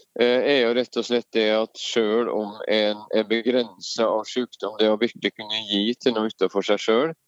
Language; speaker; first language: Norwegian; native; Norwegian